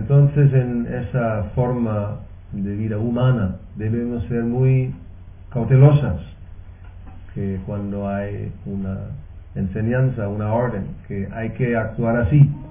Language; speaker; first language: Spanish; native; Spanish